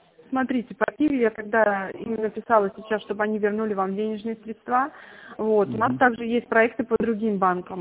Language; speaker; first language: Russian; native; Russian